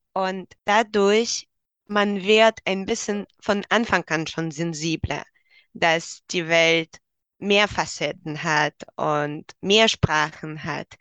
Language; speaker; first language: German; non-native, fluent; Russian